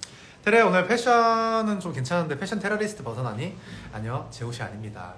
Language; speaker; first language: Korean; native; Korean